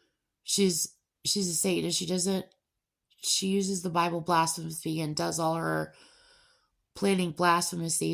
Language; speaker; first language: English; native; English